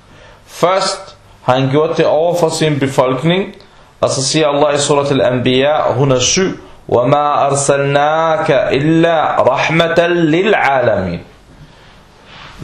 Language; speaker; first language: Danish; non-native, fluent; Arabic